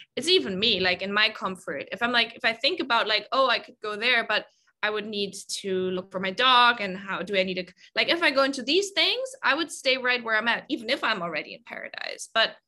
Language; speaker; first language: English; non-native, fluent; German